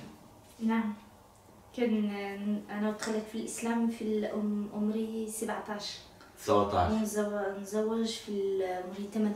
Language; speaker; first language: Arabic; non-native, learner; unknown